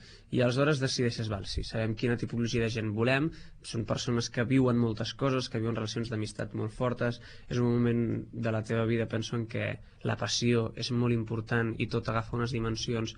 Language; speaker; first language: Catalan; native; Catalan